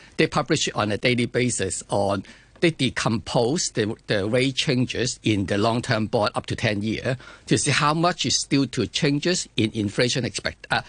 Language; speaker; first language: English; non-native, fluent; Chinese